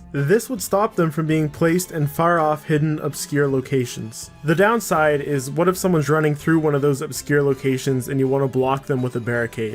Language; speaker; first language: English; native; English